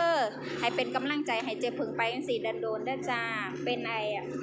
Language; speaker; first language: Thai; native; Thai